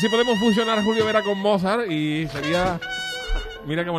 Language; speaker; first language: Spanish; native; Spanish